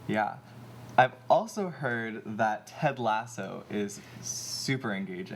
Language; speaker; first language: English; native; English